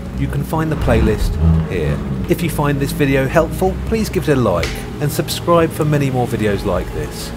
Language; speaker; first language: English; native; English